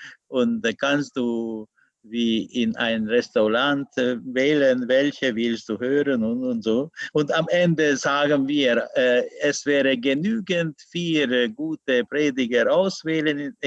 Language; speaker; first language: German; non-native, learner; Hungarian